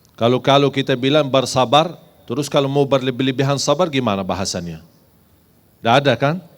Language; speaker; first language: Malay; non-native, fluent; Arabic